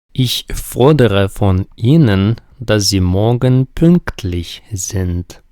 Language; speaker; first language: German; non-native, fluent; Ukrainian